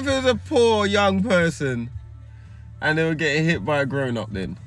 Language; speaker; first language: English; native; English